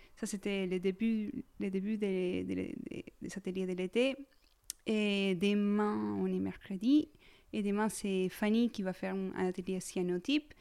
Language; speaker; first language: French; non-native, fluent; Spanish